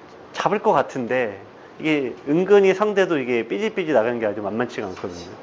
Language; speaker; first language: Korean; native; Korean